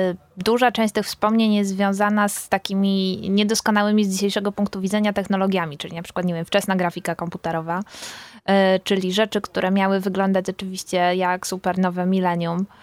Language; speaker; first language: Polish; native; Polish